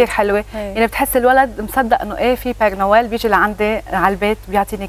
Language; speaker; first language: Arabic; native; Arabic